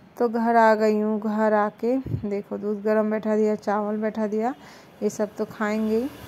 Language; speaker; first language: Hindi; non-native, local second language; Bangla